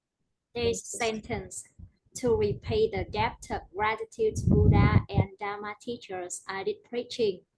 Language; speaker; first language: English; non-native, learner; Vietnamese